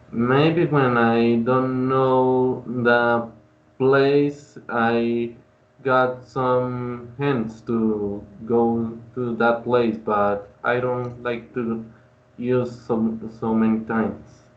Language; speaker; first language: English; non-native, learner; Spanish